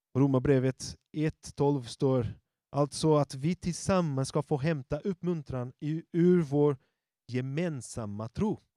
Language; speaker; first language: Swedish; non-native, fluent; Portuguese